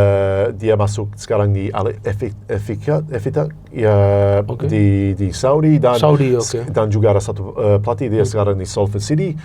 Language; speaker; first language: Indonesian; non-native, fluent; English